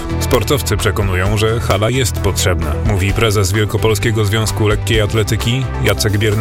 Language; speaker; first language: Polish; native; Polish